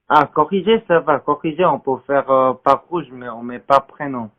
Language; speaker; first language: French; non-native, learner; Korean